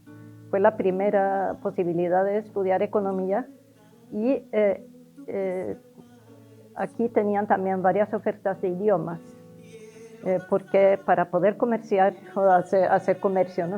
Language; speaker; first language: Spanish; non-native, fluent; Norwegian